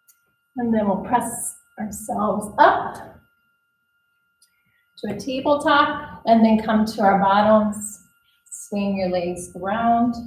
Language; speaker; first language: English; native; English